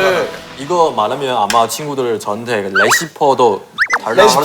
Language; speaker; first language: Korean; non-native, fluent; Chinese